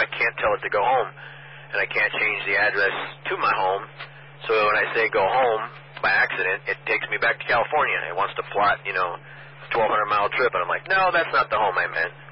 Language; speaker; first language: English; native; English